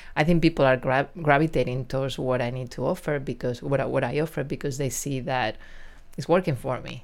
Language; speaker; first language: English; non-native, fluent; Spanish